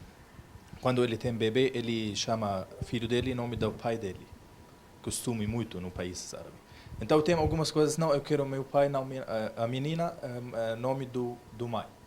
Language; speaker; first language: Portuguese; non-native, learner; Arabic